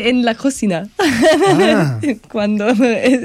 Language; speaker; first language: Spanish; non-native, learner; English